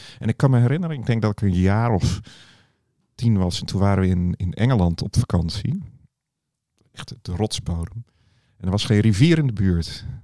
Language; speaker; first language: Dutch; native; Dutch